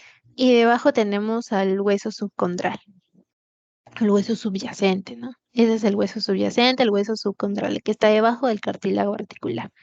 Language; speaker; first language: Spanish; native; Spanish